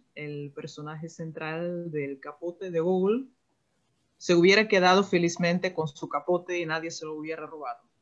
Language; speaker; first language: Spanish; non-native, fluent; Russian